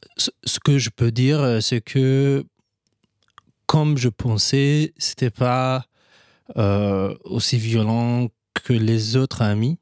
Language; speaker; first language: French; non-native, fluent; Persian